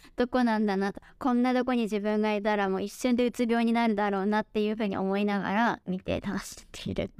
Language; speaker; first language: Japanese; native; Japanese